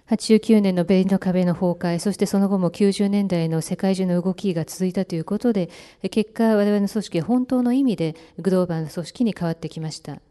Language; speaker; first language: Japanese; native; Japanese